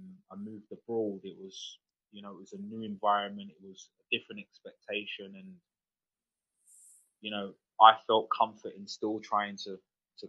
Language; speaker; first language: English; native; English